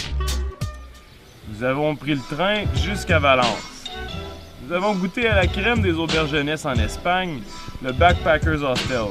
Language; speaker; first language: French; native; French